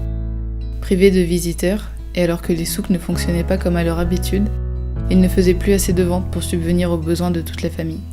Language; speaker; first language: French; native; French